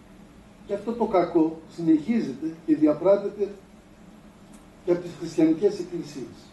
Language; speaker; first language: Greek; native; Greek